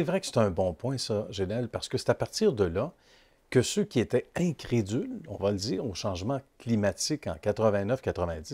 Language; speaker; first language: French; native; French